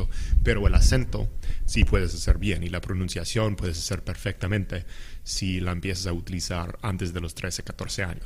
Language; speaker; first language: Spanish; non-native, fluent; English